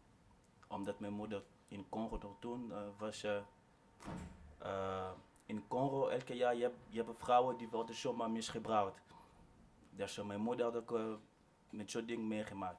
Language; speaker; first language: Dutch; non-native, learner; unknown